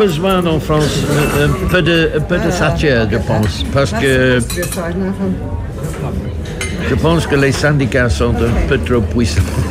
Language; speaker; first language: French; non-native, fluent; English